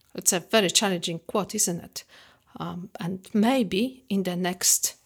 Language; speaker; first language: English; non-native, fluent; Polish